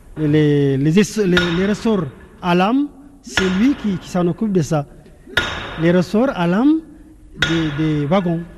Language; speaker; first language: French; non-native, fluent; Tigrinya